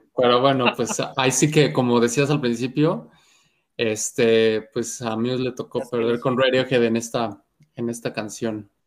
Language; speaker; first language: Spanish; native; Spanish